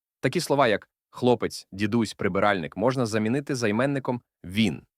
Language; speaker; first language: Ukrainian; native; Ukrainian